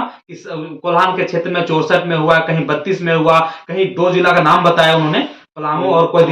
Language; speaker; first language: Hindi; native; Hindi